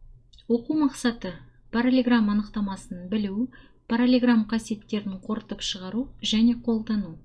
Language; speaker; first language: Kazakh; native; Kazakh